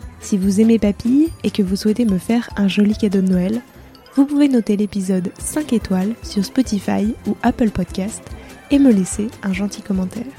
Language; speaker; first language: French; native; French